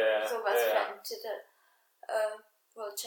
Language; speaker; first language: German; non-native, fluent; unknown